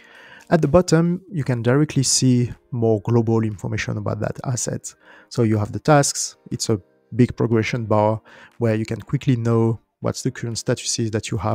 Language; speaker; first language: English; non-native, fluent; French